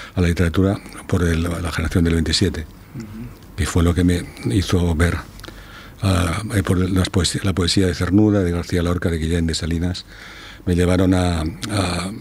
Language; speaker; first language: Spanish; native; Spanish